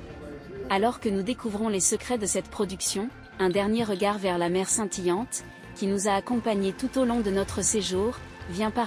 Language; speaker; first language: French; native; French